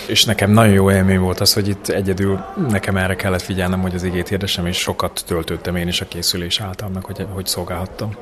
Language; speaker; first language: Hungarian; native; Hungarian